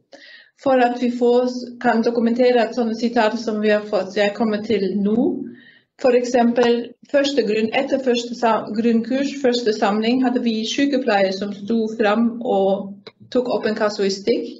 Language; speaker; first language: Norwegian; non-native, fluent; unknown